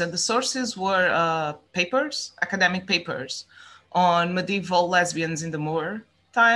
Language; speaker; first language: English; non-native, fluent; Portuguese